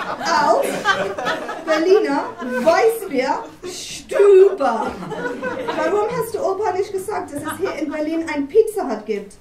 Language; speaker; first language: German; non-native, fluent; English